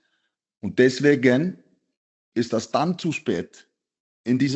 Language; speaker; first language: German; non-native, fluent; Icelandic